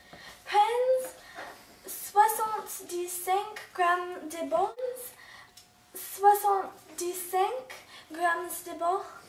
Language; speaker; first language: French; non-native, learner; English